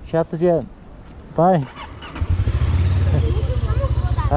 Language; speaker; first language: Chinese; non-native, learner; English